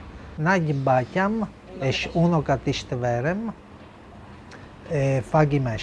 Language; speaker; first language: Hungarian; non-native, learner; Italian